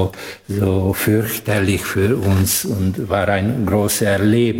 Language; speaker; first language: German; non-native, local second language; Hungarian